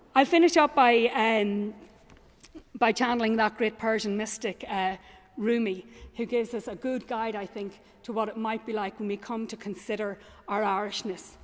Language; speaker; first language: English; native; English